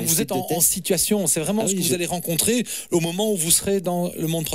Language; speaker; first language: French; native; French